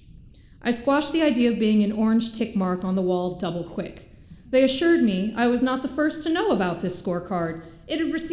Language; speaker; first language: English; native; English